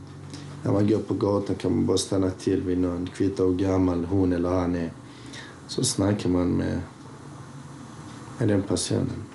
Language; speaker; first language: Swedish; early bilingual, other home language; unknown